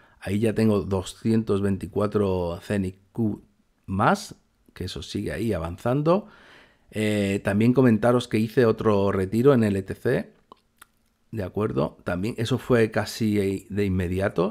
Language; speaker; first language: Spanish; native; Spanish